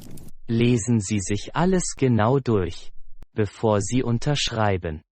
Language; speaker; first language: German; non-native, fluent; Persian